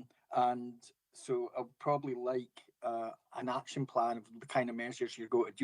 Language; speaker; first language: English; native; English